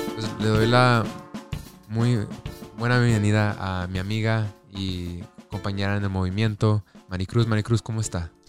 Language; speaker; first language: Spanish; early bilingual, heritage; Spanish